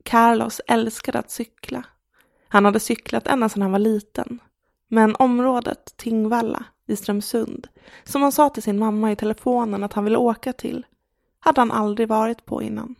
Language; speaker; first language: Swedish; native; Swedish